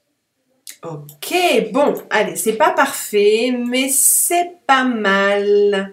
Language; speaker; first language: French; native; French